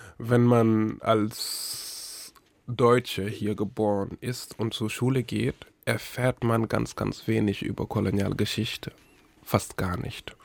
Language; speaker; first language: German; non-native, fluent; Wolof